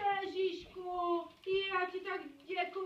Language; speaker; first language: Czech; native; Czech